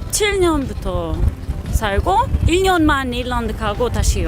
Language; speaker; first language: Korean; non-native, learner; Dutch